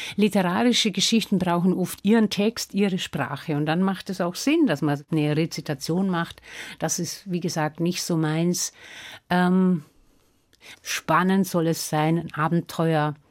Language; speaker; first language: German; non-native, local second language; Swiss German